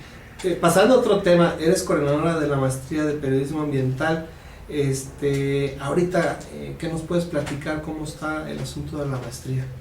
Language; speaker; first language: Spanish; native; Spanish